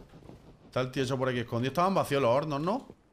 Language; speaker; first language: Spanish; native; Spanish